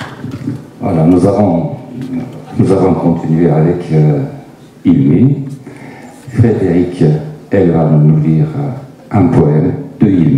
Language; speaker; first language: French; non-native, fluent; Turkish